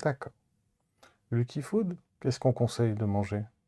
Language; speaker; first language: French; native; French